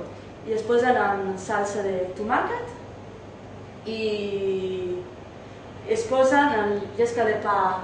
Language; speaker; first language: Catalan; non-native, learner; Italian